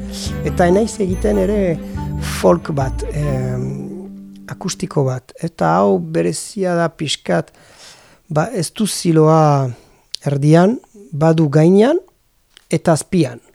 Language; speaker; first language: Basque; non-native, learner; French